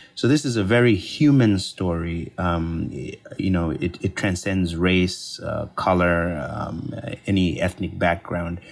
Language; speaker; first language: English; non-native, local second language; Bemba